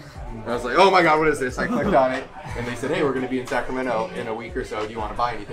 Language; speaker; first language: English; native; English